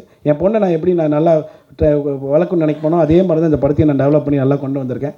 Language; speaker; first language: Tamil; native; Tamil